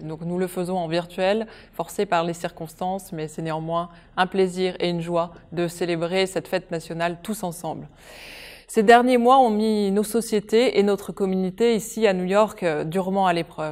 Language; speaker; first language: French; native; French